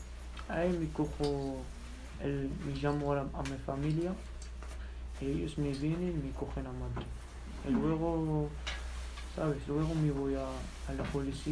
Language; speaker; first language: Spanish; non-native, learner; Berber languages